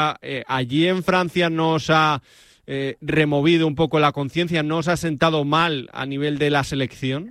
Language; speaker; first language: Spanish; native; Spanish